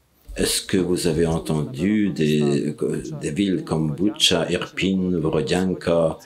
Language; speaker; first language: French; non-native, fluent; Ukrainian